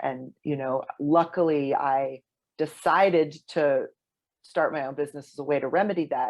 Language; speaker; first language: English; native; English